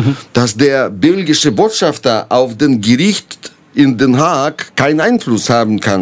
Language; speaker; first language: German; non-native, fluent; Russian